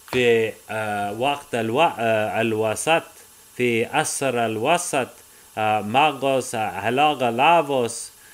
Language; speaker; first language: Arabic; non-native, learner; English